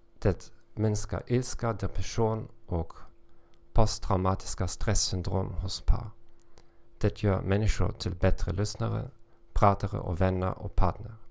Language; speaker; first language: Swedish; non-native, learner; German